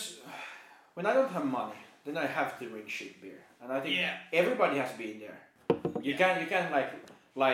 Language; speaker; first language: English; non-native, fluent; Finnish